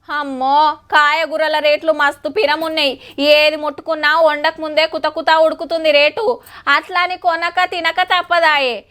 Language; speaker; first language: Telugu; native; Telugu